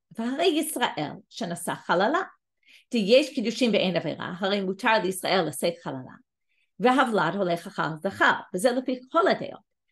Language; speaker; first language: Hebrew; non-native, fluent; English